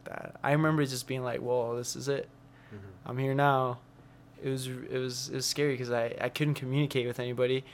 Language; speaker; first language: English; early bilingual, other home language; Spanish